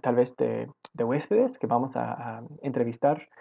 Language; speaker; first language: Spanish; non-native, fluent; English